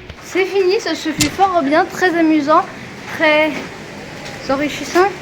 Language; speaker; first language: French; native; French